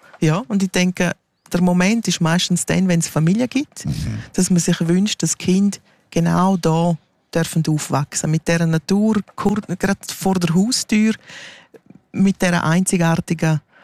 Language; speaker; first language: German; non-native, local second language; Romansh